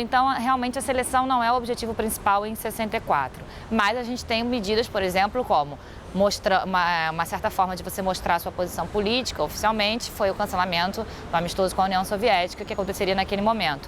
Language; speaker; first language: Portuguese; native; Portuguese